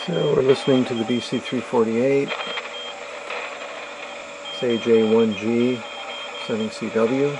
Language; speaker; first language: English; native; English